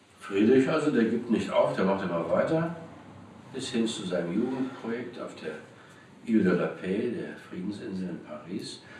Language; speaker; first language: German; native; German